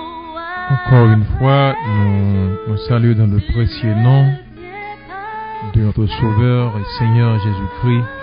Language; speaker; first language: French; non-native, local second language; Haitian Creole